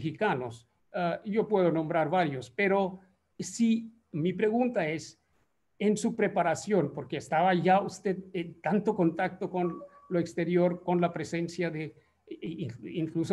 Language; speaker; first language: Spanish; non-native, fluent; Bangla